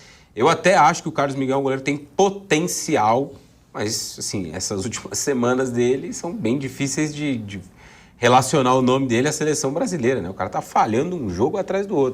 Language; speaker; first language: Portuguese; native; Portuguese